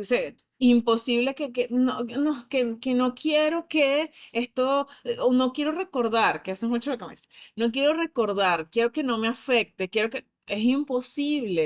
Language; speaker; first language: Spanish; native; Spanish